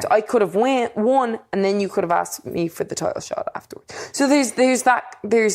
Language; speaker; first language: English; native; English